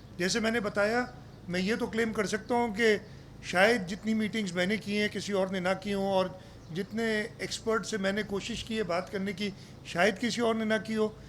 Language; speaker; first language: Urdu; non-native, local second language; Sindhi